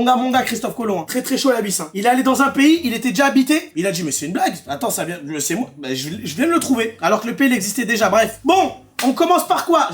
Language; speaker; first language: French; native; French